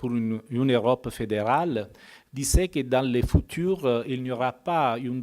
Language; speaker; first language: French; non-native, fluent; Italian